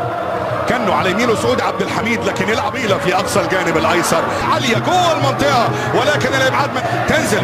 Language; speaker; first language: Arabic; native; Arabic